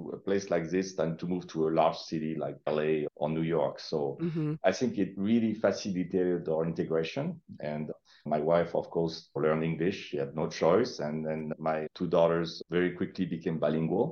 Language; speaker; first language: English; non-native, fluent; French